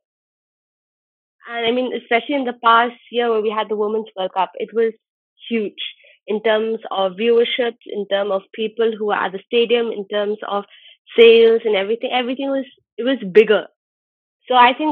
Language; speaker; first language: English; non-native, local second language; Khasi